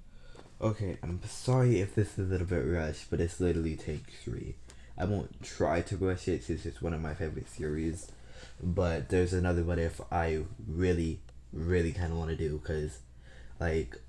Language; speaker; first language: English; native; English